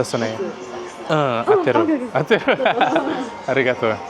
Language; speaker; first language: Japanese; non-native, learner; Portuguese